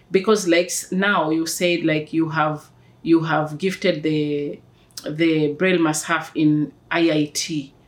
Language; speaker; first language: English; non-native, local second language; Swahili